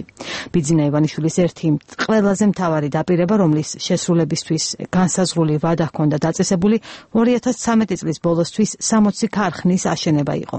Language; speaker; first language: Georgian; native; Georgian